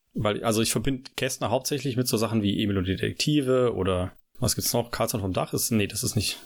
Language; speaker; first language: German; native; German